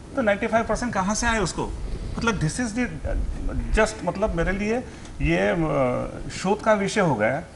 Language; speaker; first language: Hindi; native; Hindi